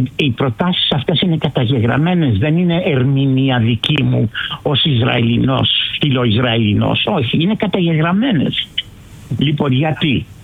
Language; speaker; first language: Greek; early bilingual, heritage; Greek